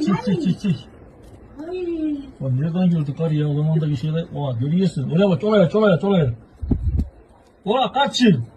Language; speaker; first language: Turkish; native; Turkish